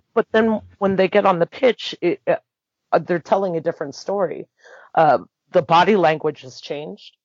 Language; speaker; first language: English; early bilingual, other home language; German